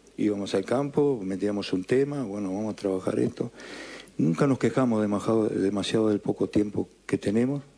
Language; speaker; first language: Spanish; native; Spanish